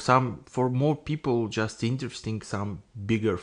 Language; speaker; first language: English; non-native, learner; Russian